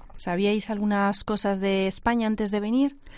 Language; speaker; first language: Spanish; native; Spanish